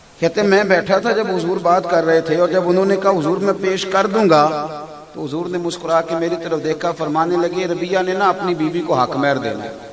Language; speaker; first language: Urdu; non-native, local second language; Punjabi